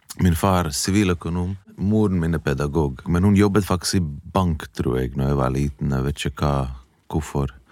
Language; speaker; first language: Norwegian; early bilingual, other home language; Bosnian